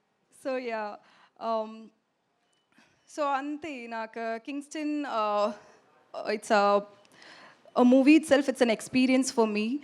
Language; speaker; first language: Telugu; non-native, learner; Tamil